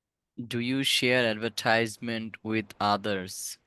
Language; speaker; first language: English; non-native, fluent; Bangla